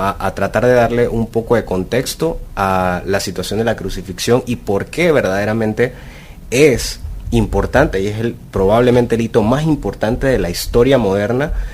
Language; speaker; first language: Spanish; native; Spanish